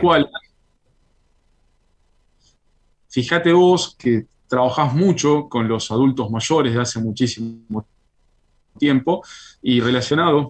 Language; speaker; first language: Spanish; native; Spanish